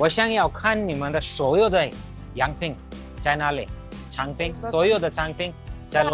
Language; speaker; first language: Chinese; non-native, learner; Hindi